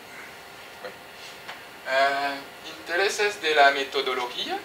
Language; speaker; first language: Spanish; non-native, fluent; French